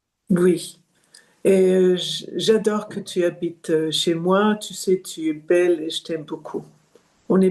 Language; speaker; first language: French; non-native, fluent; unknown